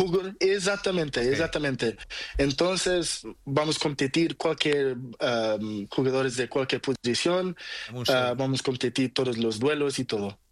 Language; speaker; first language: Spanish; non-native, learner; Portuguese